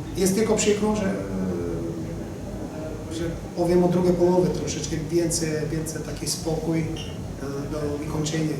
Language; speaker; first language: Polish; non-native, fluent; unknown